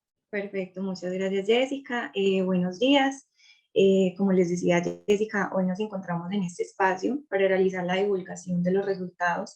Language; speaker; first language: Spanish; native; Spanish